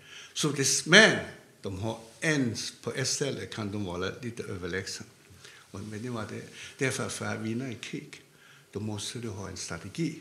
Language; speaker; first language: Swedish; non-native, fluent; Cantonese